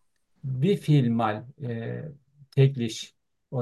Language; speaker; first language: German; non-native, learner; Turkish